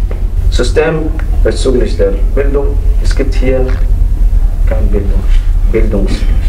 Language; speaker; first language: German; non-native, fluent; Arabic